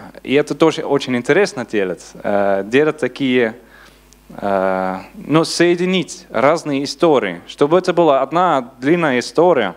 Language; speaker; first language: Russian; non-native, learner; Dutch